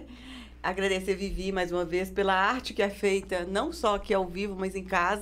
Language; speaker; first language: Portuguese; native; Portuguese